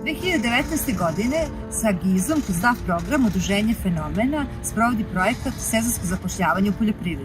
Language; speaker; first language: Serbian; native; Serbian